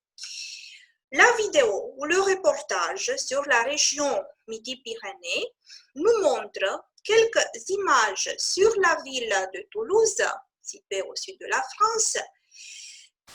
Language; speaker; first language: French; non-native, fluent; Romanian